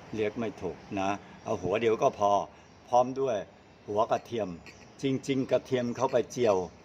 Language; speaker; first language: Thai; non-native, fluent; Chinese